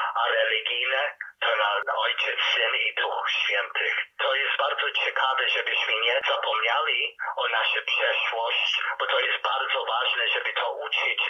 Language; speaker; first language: Polish; early bilingual, heritage; Polish